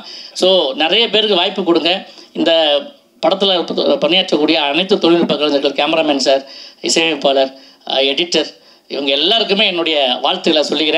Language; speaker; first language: Tamil; native; Tamil